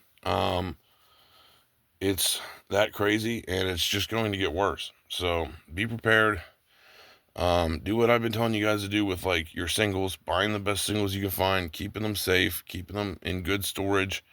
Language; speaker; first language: English; native; English